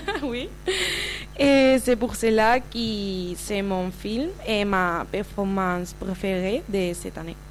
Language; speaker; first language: French; non-native, learner; Spanish